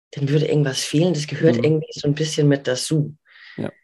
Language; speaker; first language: German; non-native, fluent; Danish